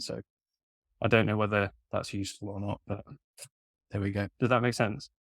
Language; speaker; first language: English; native; English